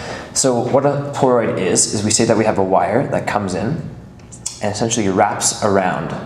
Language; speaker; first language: English; native; English